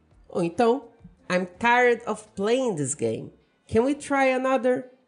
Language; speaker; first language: English; non-native, fluent; Portuguese